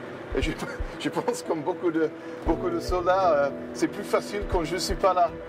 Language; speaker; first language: French; non-native, fluent; English